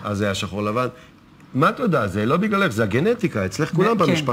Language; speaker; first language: Hebrew; native; Hebrew